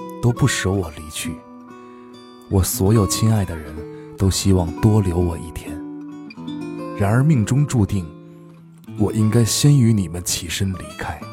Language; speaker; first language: Chinese; native; Chinese